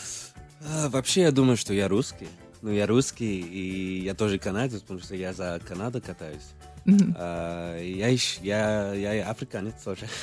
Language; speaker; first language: Russian; early bilingual, other home language; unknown